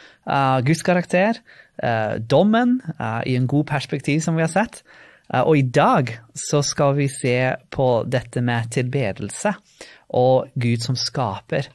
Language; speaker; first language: Norwegian; non-native, fluent; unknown